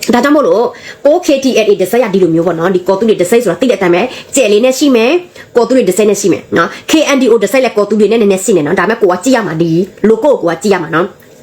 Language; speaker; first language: Burmese; non-native, local second language; S'gaw Karen